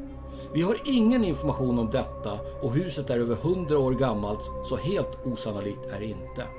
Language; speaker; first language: Swedish; native; Swedish